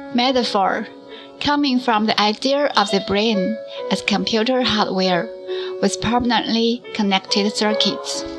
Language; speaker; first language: English; non-native, learner; Chinese